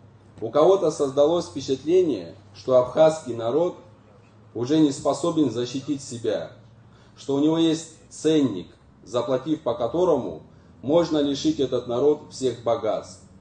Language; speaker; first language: Russian; native; Russian